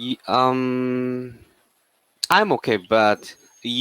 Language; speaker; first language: English; non-native, learner; Korean